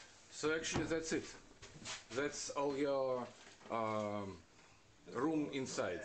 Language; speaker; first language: English; non-native, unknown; Russian